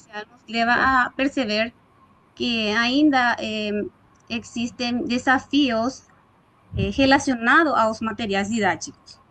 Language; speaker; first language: Portuguese; non-native, fluent; Spanish